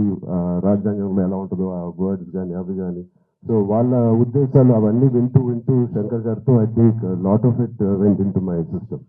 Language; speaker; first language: Telugu; native; Telugu